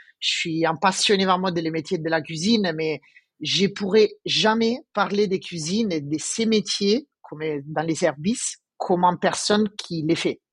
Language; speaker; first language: French; non-native, fluent; Italian